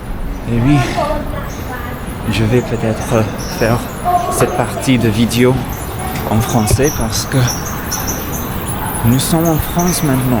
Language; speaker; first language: French; non-native, fluent; English